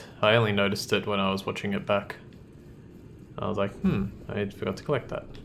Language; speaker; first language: English; native; English